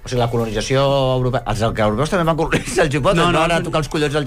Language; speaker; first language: Catalan; native; Catalan